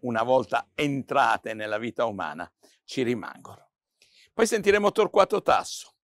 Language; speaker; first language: Italian; native; Italian